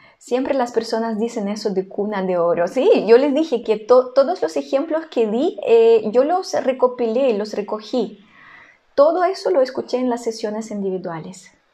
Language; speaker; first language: Spanish; non-native, fluent; Russian